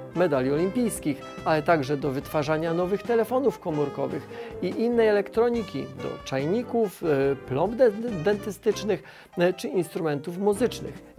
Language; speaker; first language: Polish; native; Polish